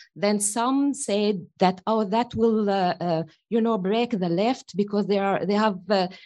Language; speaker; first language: English; non-native, fluent; Arabic